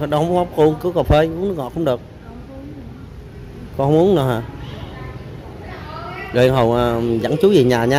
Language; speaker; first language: Vietnamese; native; Vietnamese